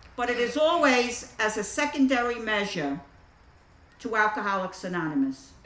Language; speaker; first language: English; native; English